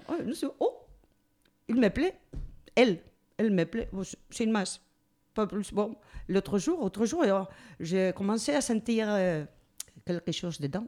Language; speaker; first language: French; non-native, learner; Spanish